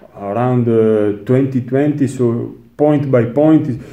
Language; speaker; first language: English; non-native, learner; Italian